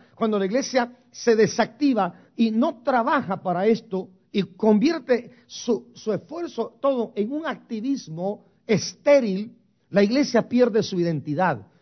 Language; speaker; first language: Spanish; native; Spanish